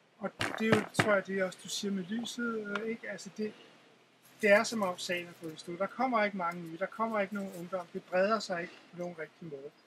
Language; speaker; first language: Danish; native; Danish